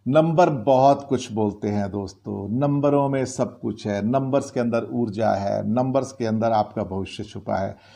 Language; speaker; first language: Hindi; native; Hindi